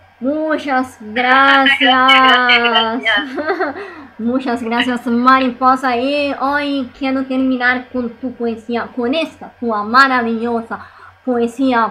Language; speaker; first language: Spanish; non-native, fluent; Italian